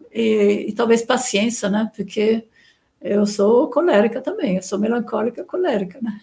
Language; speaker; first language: Portuguese; non-native, fluent; German